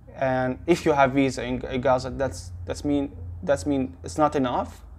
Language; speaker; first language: English; non-native, learner; Arabic